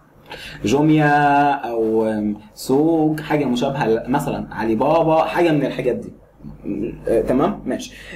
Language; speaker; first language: Arabic; native; Arabic